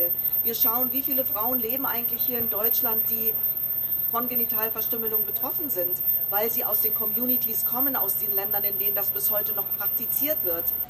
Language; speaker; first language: German; native; German